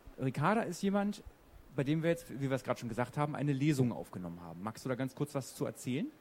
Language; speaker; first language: German; native; German